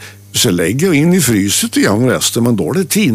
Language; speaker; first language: Swedish; native; Swedish